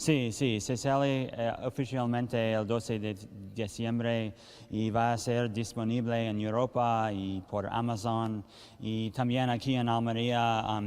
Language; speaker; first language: Spanish; early bilingual, heritage; English